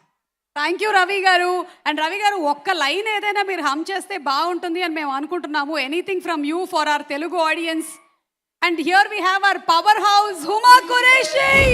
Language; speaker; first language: Telugu; native; Telugu